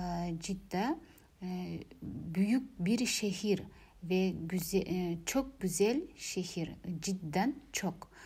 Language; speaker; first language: Turkish; non-native, learner; Kazakh